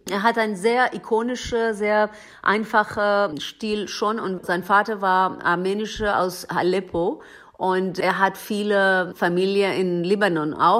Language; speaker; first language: German; non-native, learner; Persian